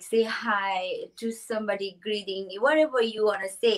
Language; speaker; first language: English; non-native, learner; Tibetan